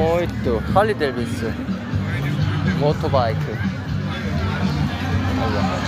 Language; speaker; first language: Portuguese; non-native, learner; Korean